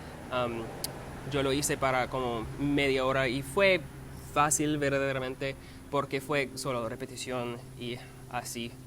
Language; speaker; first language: Spanish; non-native, learner; English